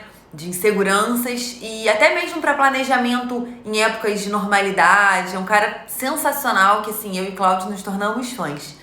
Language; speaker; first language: Portuguese; native; Portuguese